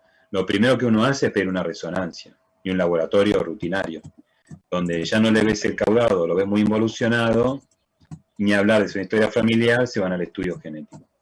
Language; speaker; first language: Spanish; native; Spanish